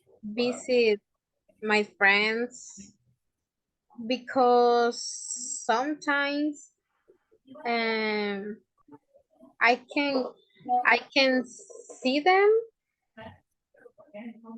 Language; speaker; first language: English; non-native, learner; Spanish